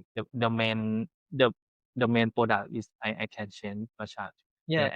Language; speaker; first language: English; non-native, learner; Thai